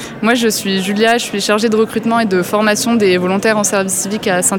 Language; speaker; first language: French; native; French